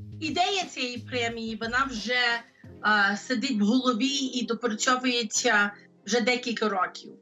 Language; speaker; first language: Ukrainian; early bilingual, heritage; English